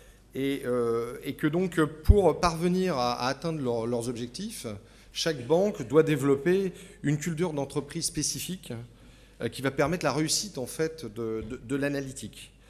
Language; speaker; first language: French; native; French